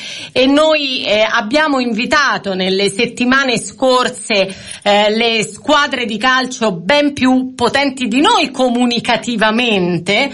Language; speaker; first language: Italian; native; Italian